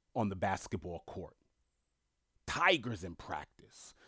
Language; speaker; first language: English; early bilingual, other home language; French